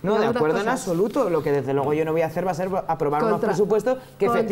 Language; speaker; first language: Spanish; native; Spanish